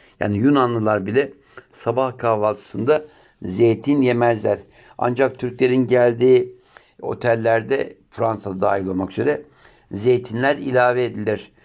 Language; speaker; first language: Turkish; native; Turkish